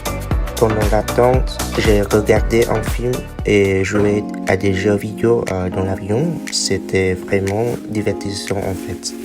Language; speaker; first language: French; non-native, fluent; Vietnamese